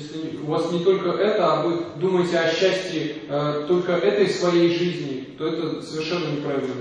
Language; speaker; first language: Russian; native; Russian